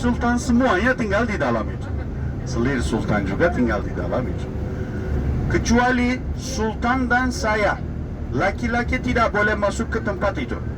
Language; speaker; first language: Indonesian; non-native, fluent; Turkish